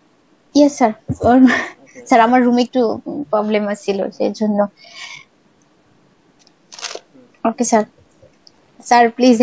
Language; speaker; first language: English; non-native, learner; Bangla